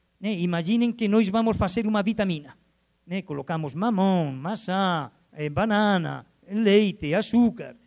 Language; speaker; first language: Portuguese; non-native, fluent; Spanish